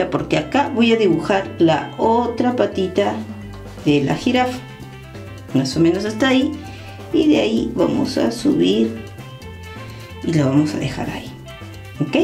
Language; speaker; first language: Spanish; native; Spanish